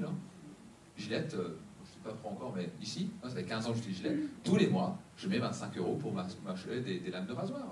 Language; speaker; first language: French; native; French